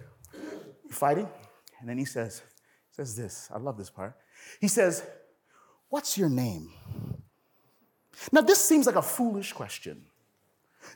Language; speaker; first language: English; native; English